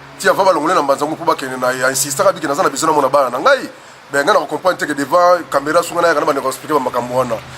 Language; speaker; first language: Lingala; non-native, local second language; Kongo